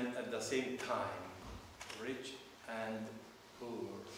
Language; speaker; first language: English; non-native, fluent; Russian